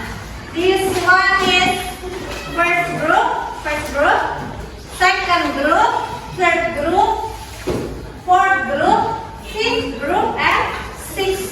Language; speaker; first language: English; non-native, fluent; Indonesian